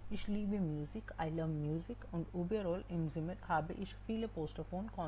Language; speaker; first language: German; non-native, fluent; Hindi